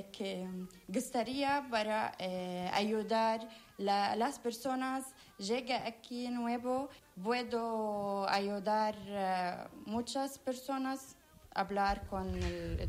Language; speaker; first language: Spanish; non-native, learner; Arabic